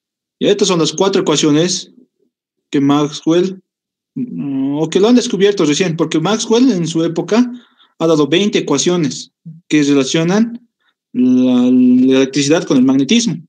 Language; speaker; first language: Spanish; native; Spanish